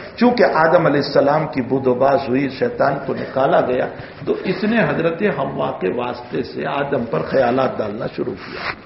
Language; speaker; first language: Urdu; native; Urdu